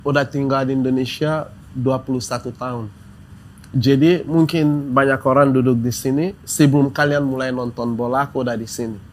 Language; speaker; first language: Indonesian; non-native, fluent; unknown